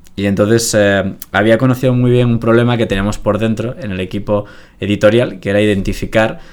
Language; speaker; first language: Spanish; native; Spanish